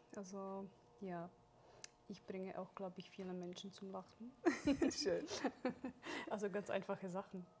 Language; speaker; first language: German; non-native, fluent; Czech